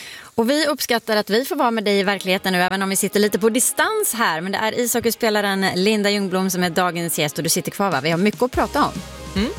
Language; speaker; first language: Swedish; native; Swedish